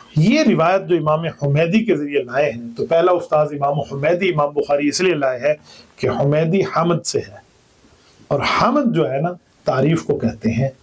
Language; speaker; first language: Urdu; non-native, local second language; Punjabi